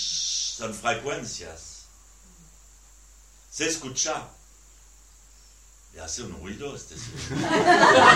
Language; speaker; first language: Spanish; non-native, learner; French